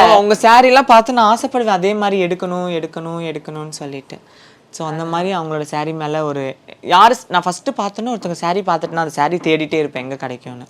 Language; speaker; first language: Tamil; native; Tamil